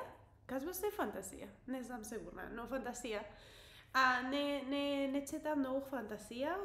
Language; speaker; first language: Bulgarian; non-native, learner; English